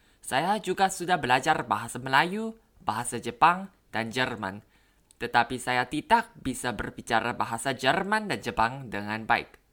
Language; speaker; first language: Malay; non-native, learner; Thai